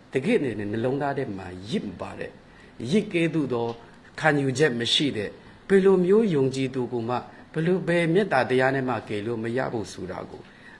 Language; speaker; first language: Burmese; non-native, local second language; Kachin